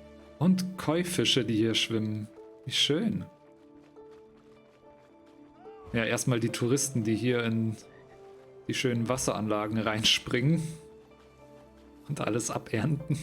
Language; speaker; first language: German; native; German